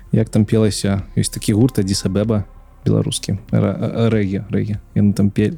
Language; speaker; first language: Belarusian; non-native, local second language; Russian